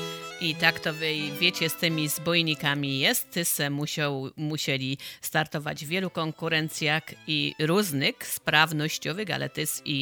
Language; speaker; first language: Polish; native; Polish